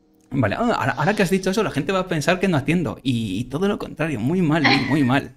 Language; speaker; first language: Spanish; native; Spanish